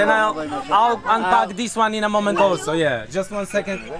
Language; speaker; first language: English; non-native, learner; Polish